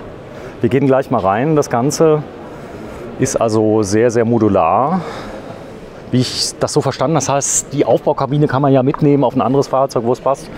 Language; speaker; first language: German; native; German